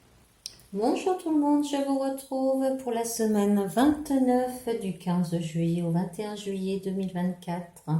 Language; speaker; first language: French; native; French